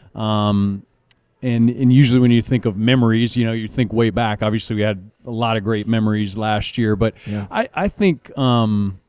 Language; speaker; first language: English; native; English